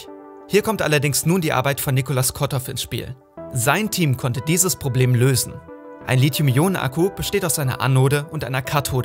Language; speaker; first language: German; native; German